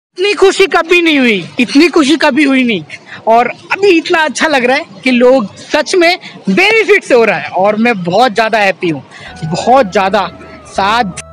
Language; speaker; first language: Hindi; native; Hindi